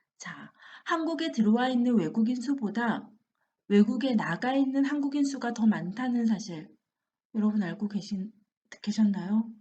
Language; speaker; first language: Korean; native; Korean